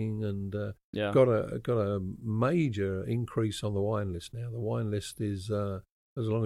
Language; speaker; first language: English; native; English